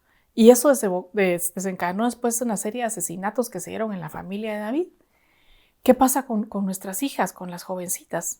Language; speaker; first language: Spanish; native; Spanish